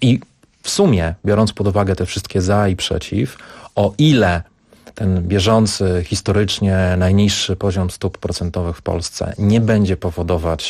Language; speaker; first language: Polish; native; Polish